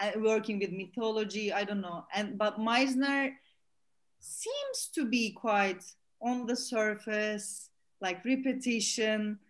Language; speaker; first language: English; non-native, fluent; Turkish